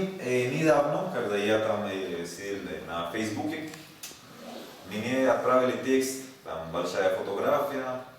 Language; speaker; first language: Russian; non-native, learner; Spanish